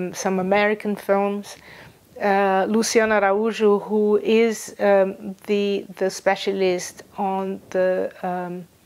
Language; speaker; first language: English; non-native, fluent; Portuguese